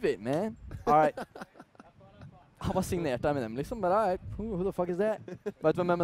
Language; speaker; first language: Norwegian; native; Norwegian